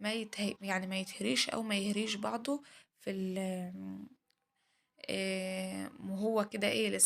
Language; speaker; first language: Arabic; native; Arabic